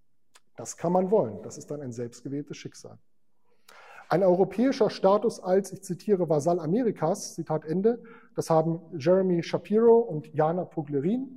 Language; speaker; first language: German; native; German